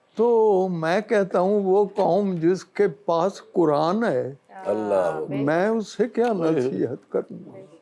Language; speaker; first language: Urdu; non-native, local second language; Punjabi